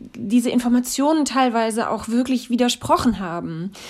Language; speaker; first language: German; native; German